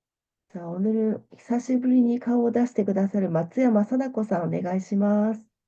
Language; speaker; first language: Japanese; non-native, fluent; Korean